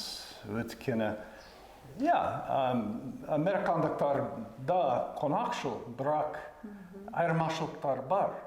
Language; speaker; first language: Kazakh; non-native, fluent; English